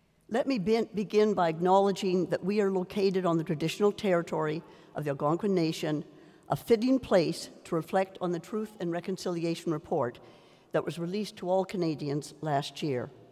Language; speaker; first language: English; native; English